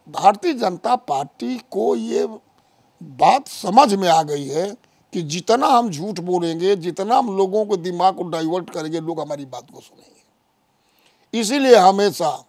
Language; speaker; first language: Hindi; native; Hindi